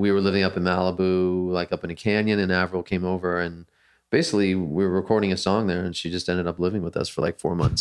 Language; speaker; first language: English; native; English